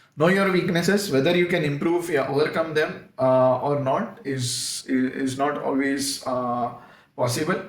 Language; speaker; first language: Urdu; native; Urdu